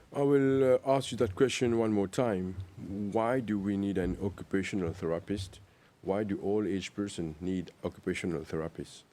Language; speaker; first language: English; non-native, local second language; Morisyen